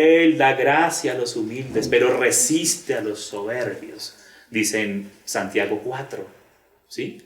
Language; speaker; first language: Spanish; native; Spanish